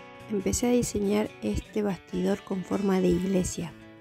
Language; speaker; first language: Spanish; native; Spanish